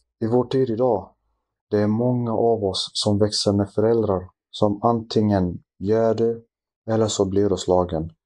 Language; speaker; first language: Swedish; early bilingual, other home language; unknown